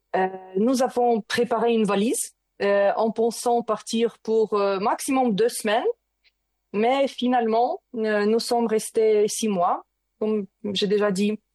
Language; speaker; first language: French; non-native, learner; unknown